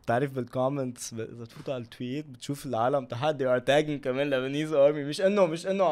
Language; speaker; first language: Arabic; native; Arabic